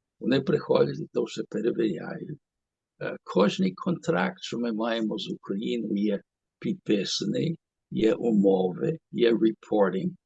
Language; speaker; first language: Ukrainian; early bilingual, heritage; Ukrainian